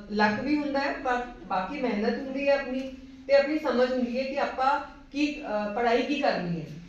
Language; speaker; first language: Punjabi; non-native, local second language; Hindi